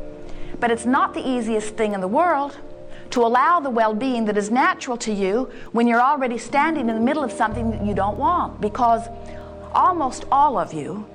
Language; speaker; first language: English; native; English